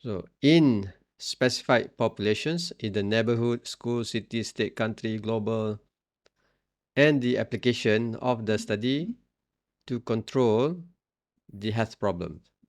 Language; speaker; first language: English; non-native, local second language; Malay